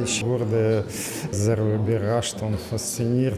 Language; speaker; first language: German; non-native, learner; Russian